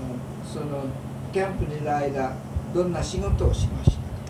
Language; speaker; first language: Japanese; early bilingual, heritage; Japanese